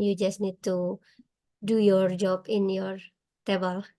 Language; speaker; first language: English; non-native, learner; Indonesian